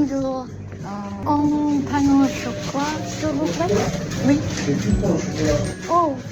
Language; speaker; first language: French; non-native, learner; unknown